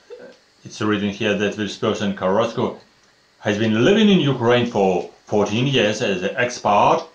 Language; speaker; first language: English; non-native, fluent; Russian